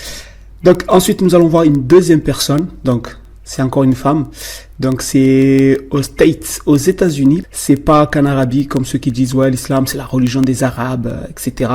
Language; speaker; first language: French; native; French